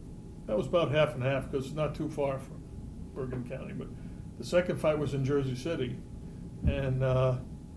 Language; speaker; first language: English; native; English